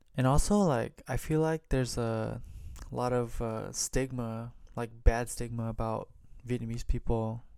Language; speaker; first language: English; native; English